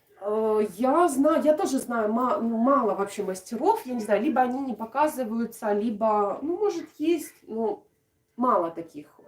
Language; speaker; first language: Russian; native; Russian